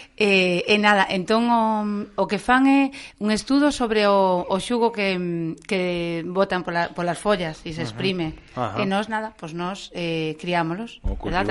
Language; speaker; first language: Galician; non-native, local second language; Spanish